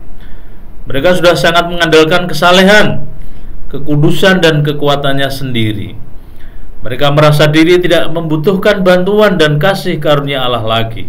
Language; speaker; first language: Indonesian; native; Indonesian